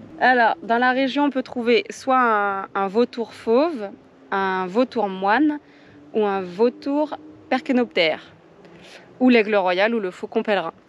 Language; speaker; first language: French; native; French